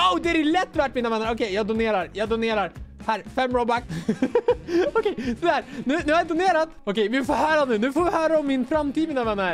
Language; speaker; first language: Swedish; native; Swedish